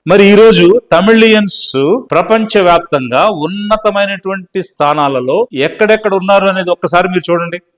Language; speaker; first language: Telugu; native; Telugu